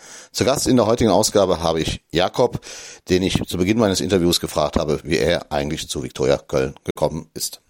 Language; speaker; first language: German; native; German